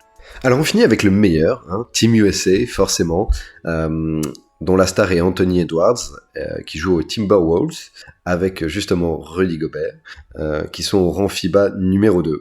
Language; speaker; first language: French; native; French